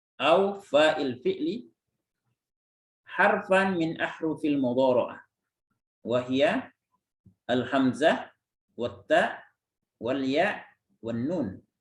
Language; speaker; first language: Arabic; non-native, fluent; Indonesian